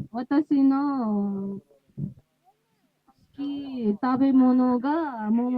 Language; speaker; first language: Japanese; non-native, learner; Nepali